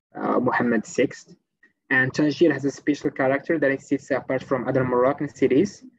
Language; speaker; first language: English; non-native, fluent; Arabic